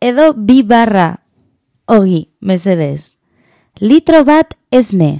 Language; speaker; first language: Basque; non-native, learner; Spanish